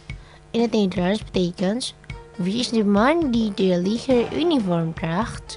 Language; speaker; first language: Dutch; non-native, learner; Indonesian